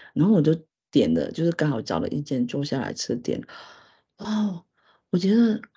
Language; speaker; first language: Chinese; non-native, local second language; Hakka Chinese